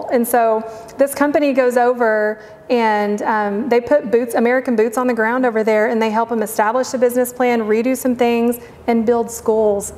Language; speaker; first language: English; native; English